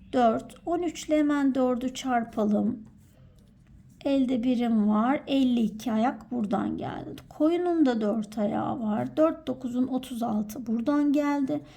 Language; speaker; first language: Turkish; native; Turkish